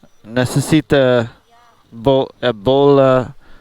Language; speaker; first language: Spanish; non-native, learner; English